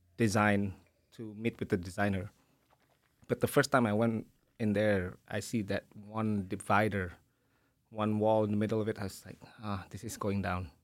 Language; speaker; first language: English; early bilingual, other home language; Indonesian